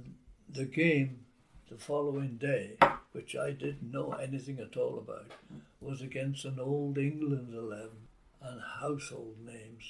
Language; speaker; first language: English; native; English